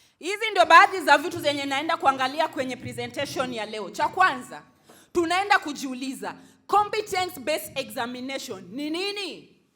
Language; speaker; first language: Swahili; non-native, local second language; Luo (Kenya and Tanzania)